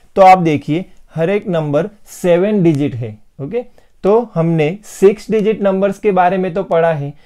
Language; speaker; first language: Hindi; non-native, local second language; Marathi